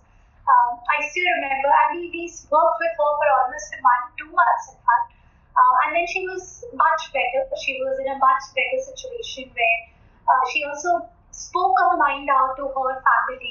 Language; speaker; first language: English; non-native, local second language; Hindi